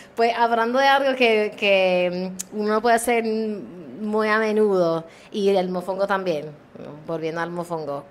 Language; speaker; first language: Spanish; non-native, fluent; English